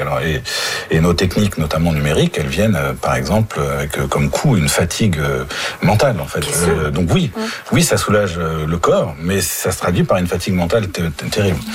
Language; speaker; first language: French; native; French